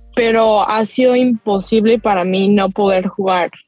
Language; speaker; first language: Spanish; early bilingual, other home language; English